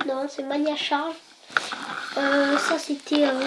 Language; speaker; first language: French; native; French